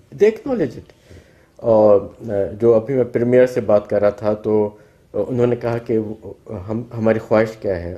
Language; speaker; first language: Urdu; non-native, local second language; Baluchi